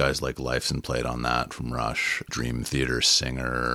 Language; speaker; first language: English; native; English